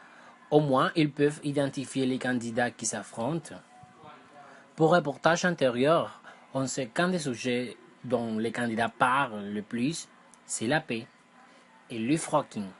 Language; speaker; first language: French; non-native, fluent; Spanish